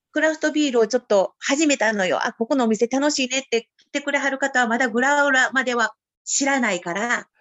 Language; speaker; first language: Japanese; native; Japanese